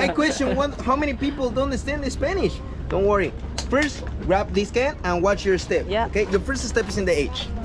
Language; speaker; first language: English; non-native, learner; Spanish